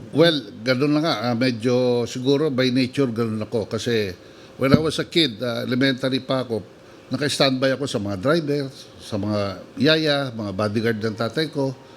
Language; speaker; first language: Filipino; native; Filipino